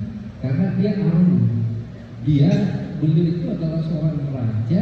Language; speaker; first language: Indonesian; non-native, local second language; Buginese